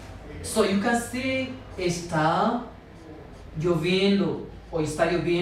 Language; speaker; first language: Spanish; non-native, fluent; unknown